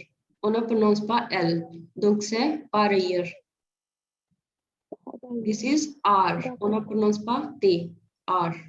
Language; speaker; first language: French; non-native, fluent; Hindi